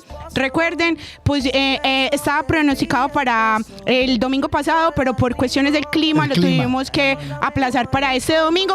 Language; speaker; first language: Spanish; native; Spanish